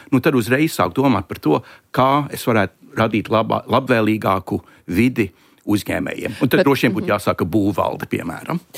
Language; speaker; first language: Latvian; early bilingual, heritage; Latvian